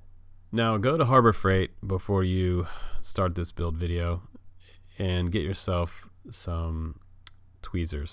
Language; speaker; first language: English; native; English